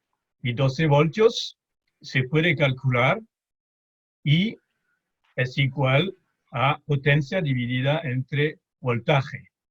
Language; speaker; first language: Spanish; non-native, fluent; French